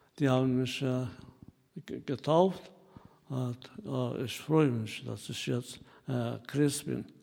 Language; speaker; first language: German; non-native, learner; Persian